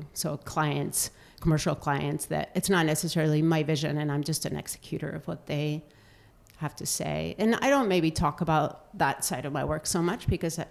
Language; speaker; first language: English; non-native, fluent; Spanish